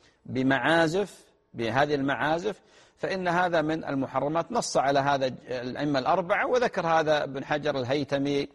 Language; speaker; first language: Arabic; native; Arabic